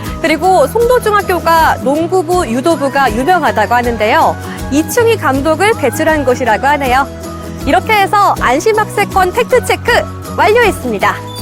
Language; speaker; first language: Korean; native; Korean